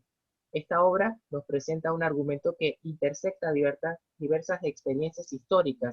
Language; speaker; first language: Spanish; native; Spanish